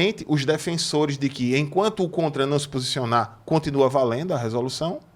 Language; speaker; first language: Portuguese; native; Portuguese